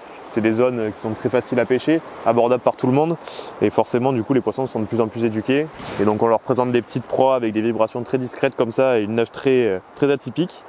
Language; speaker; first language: French; native; French